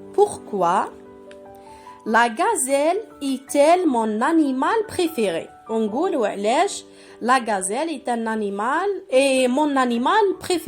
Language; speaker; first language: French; non-native, local second language; Arabic